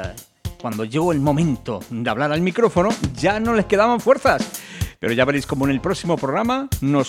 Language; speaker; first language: Spanish; native; Spanish